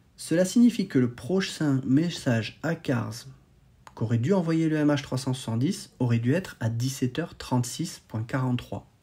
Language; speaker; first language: French; native; French